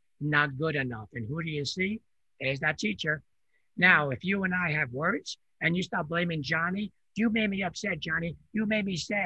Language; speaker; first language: English; early bilingual, other home language; Italian